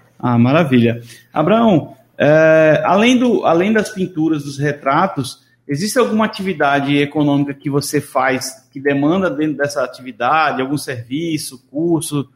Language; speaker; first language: Portuguese; native; Portuguese